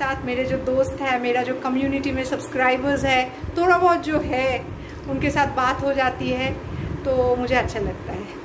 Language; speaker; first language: Hindi; non-native, local second language; Bangla